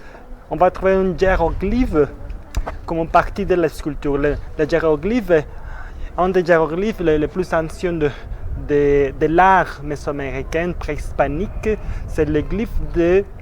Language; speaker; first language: French; non-native, fluent; Spanish